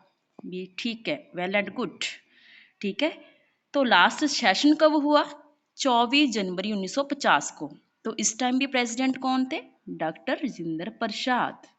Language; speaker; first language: Hindi; non-native, local second language; Punjabi